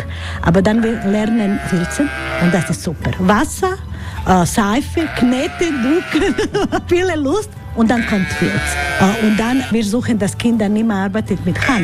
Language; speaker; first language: German; non-native, learner; Croatian